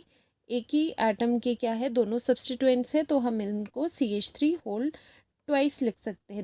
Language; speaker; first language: Hindi; native; Hindi